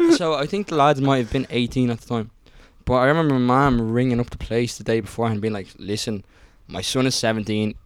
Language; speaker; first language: English; early bilingual, other home language; Italian